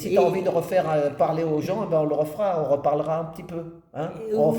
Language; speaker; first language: French; native; French